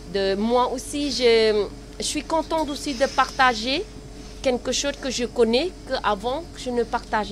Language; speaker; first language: French; non-native, learner; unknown